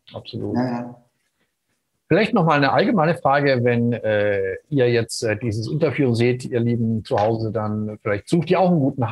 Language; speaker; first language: German; native; German